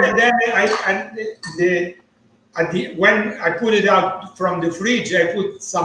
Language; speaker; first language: English; non-native, learner; Italian